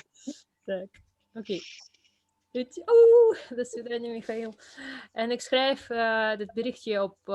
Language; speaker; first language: Dutch; non-native, fluent; Russian